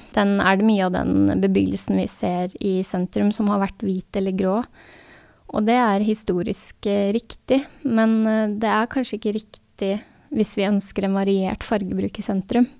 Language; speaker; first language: Norwegian; native; Norwegian